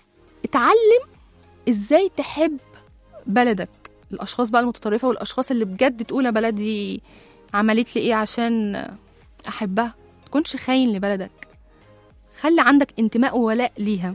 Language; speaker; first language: Arabic; native; Arabic